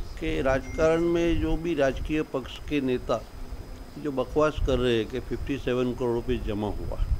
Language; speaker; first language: Hindi; non-native, local second language; Gujarati